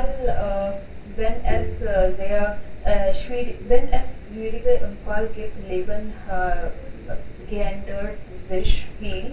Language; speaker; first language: German; non-native, learner; Hindi